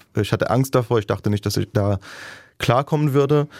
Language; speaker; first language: German; non-native, fluent; Hebrew